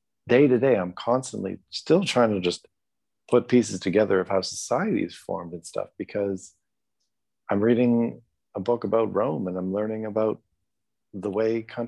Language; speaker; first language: English; native; English